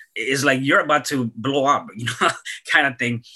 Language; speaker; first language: English; early bilingual, other home language; Spanish